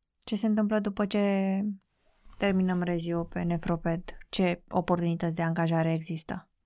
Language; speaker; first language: Romanian; native; Romanian